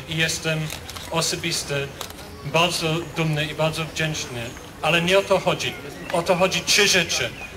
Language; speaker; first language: Polish; non-native, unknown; English